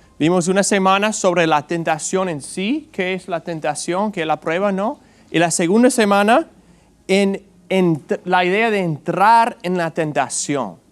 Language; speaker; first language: Spanish; non-native, fluent; English